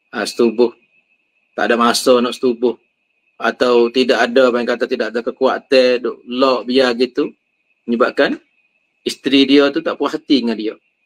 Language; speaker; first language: Malay; native; Malay